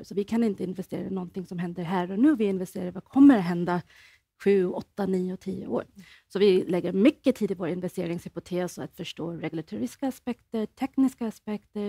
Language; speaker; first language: Swedish; non-native, fluent; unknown